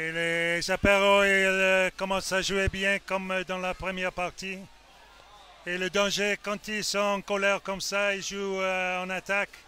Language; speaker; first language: French; non-native, fluent; English